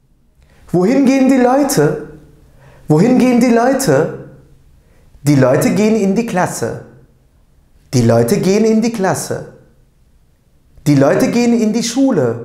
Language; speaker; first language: German; non-native, fluent; Turkish